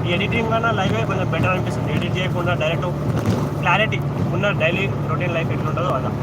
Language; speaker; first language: Telugu; non-native, local second language; Lambadi